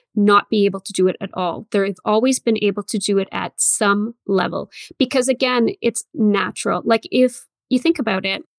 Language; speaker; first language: English; native; English